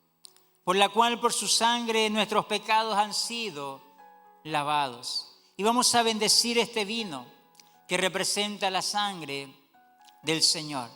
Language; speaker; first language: Spanish; native; Spanish